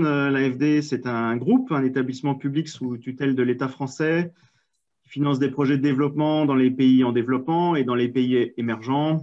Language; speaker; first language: French; native; French